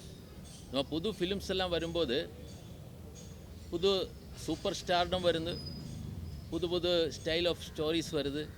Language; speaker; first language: Tamil; non-native, learner; Malayalam